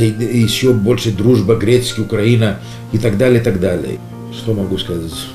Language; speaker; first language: Russian; non-native, learner; Greek